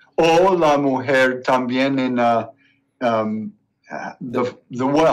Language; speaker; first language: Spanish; non-native, learner; English